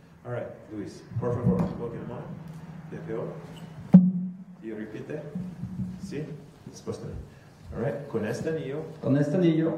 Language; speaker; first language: Spanish; non-native, learner; English